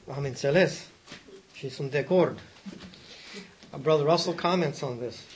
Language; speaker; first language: Romanian; non-native, learner; English